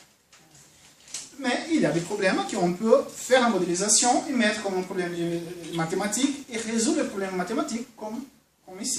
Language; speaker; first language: French; non-native, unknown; Portuguese